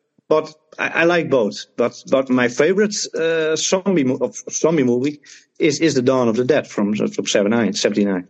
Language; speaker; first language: English; non-native, learner; Dutch